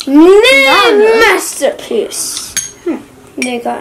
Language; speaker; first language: Korean; early bilingual, heritage; English